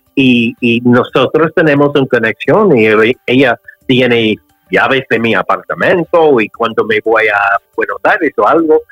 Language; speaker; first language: Spanish; non-native, learner; English